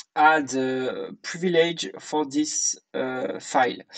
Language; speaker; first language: English; non-native, learner; French